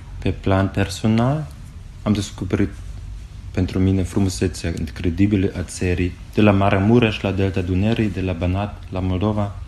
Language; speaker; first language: Romanian; non-native, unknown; German